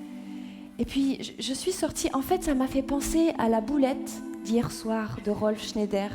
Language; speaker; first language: French; native; French